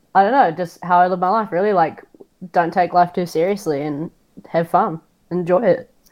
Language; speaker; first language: English; native; English